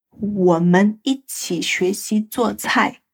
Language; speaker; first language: Chinese; non-native, fluent; Portuguese